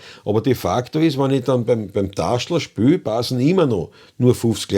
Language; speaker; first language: German; native; German